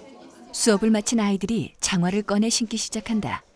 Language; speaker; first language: Korean; native; Korean